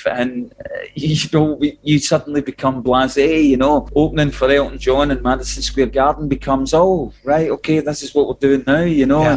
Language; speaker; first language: English; native; English